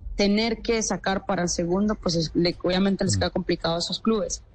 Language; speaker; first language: Spanish; native; Spanish